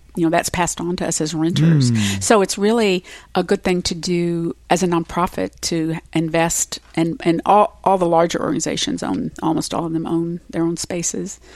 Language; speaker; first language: English; native; English